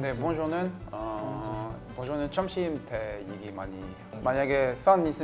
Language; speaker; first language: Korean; non-native, fluent; French